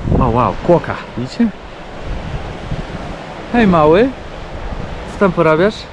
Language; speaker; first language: Polish; native; Polish